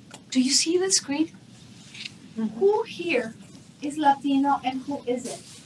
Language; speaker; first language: English; non-native, fluent; Spanish